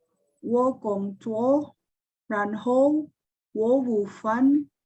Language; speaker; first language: Chinese; non-native, learner; Indonesian